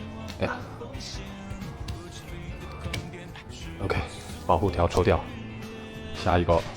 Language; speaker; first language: Chinese; native; Chinese